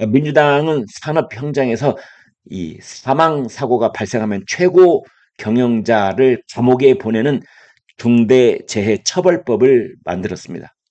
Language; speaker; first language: Korean; native; Korean